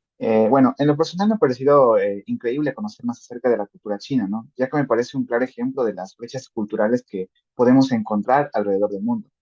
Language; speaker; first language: Spanish; native; Spanish